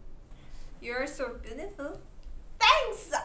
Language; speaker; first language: English; non-native, learner; Korean